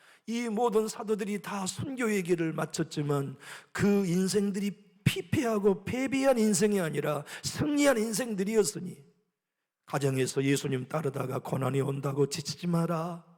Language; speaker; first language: Korean; native; Korean